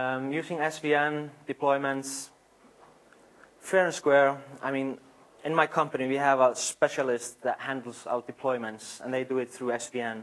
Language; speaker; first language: English; non-native, fluent; Icelandic